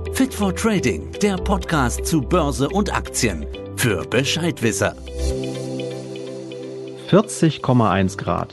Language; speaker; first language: German; native; German